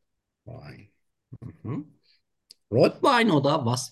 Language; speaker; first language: German; non-native, learner; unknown